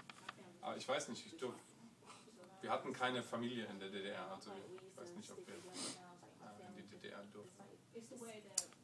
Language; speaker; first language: German; native; German